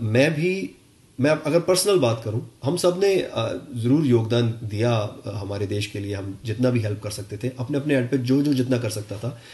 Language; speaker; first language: Hindi; non-native, local second language; Punjabi